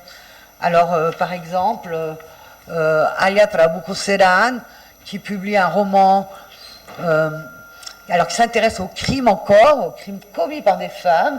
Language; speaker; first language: French; native; French